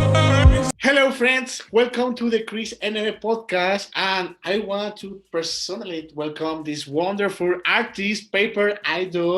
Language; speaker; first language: English; non-native, learner; Spanish